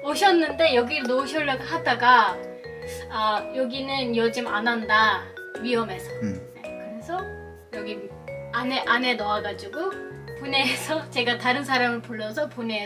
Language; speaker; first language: Korean; non-native, fluent; Turkish